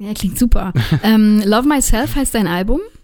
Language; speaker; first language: German; native; German